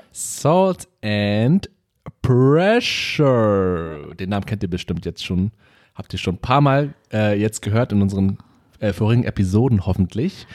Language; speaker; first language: German; native; German